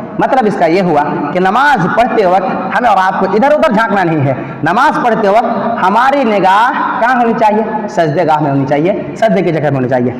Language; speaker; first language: Urdu; native; Urdu